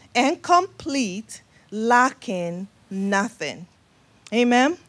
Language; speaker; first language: English; non-native, local second language; Igbo